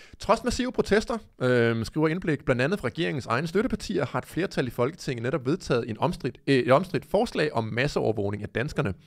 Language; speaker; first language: Danish; native; Danish